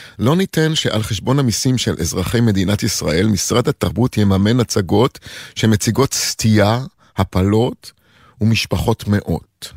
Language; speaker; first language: Hebrew; native; Hebrew